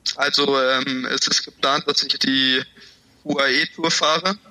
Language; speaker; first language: German; native; German